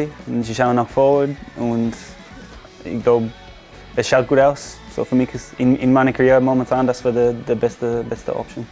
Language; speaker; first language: German; non-native, learner; English